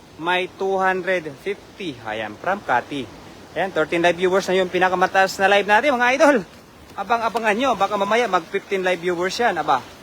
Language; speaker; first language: Filipino; native; Filipino